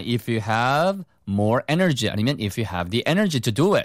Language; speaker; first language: English; non-native, fluent; Korean